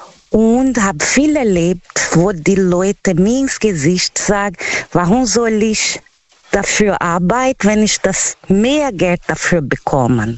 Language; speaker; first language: German; non-native, learner; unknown